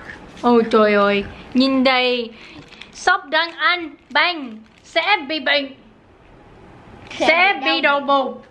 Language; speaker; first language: Vietnamese; early bilingual, heritage; English